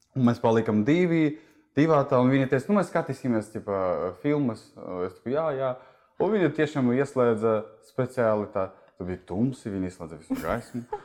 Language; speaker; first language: Latvian; non-native, local second language; Russian